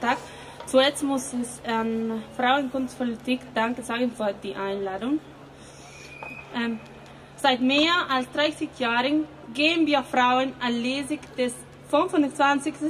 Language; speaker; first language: German; non-native, fluent; Spanish